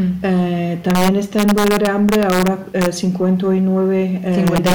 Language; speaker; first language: Spanish; non-native, learner; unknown